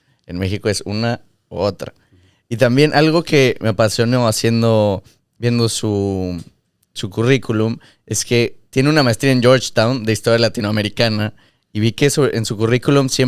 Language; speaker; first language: Spanish; native; Spanish